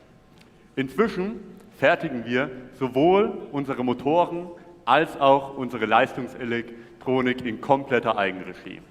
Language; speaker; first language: German; native; German